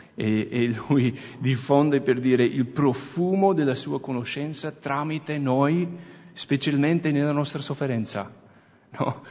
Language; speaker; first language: Italian; non-native, fluent; English